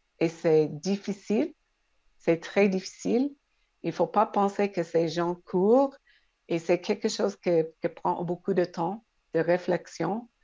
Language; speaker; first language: French; non-native, local second language; English